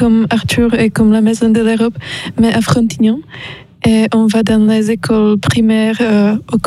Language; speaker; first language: French; non-native, fluent; Czech